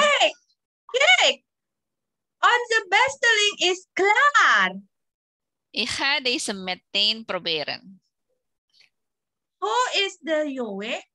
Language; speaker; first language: Dutch; non-native, learner; Indonesian